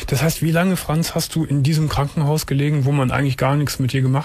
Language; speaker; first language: German; native; German